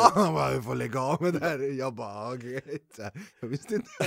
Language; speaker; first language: Swedish; native; Swedish